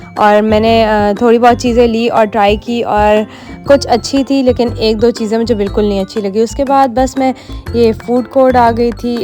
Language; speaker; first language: Urdu; native; Urdu